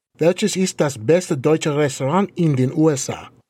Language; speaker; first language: German; non-native, learner; English